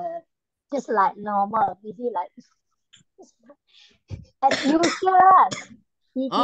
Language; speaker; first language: English; non-native, learner; Malay